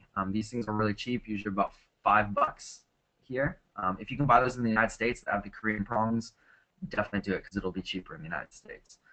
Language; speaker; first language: English; native; English